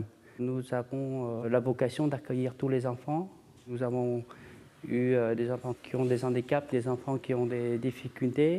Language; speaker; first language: French; native; French